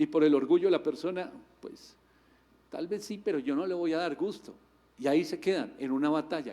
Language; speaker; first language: Spanish; native; Spanish